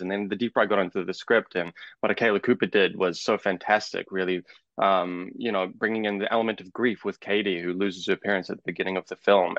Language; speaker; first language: English; native; English